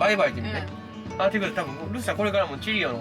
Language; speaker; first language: Japanese; native; Japanese